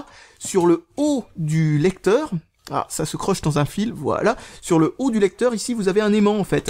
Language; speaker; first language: French; native; French